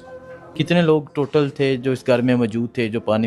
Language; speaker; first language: Urdu; native; Urdu